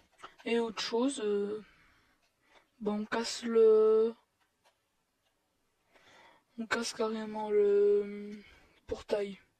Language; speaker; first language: French; native; French